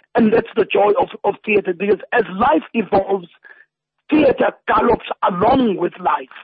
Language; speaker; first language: English; non-native, local second language; Zulu